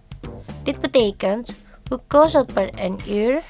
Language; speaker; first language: Dutch; non-native, learner; Indonesian